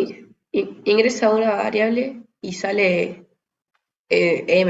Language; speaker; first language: Spanish; native; Spanish